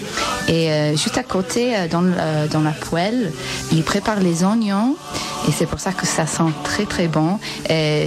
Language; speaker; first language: French; non-native, fluent; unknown